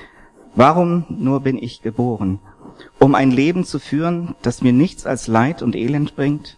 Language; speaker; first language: German; native; German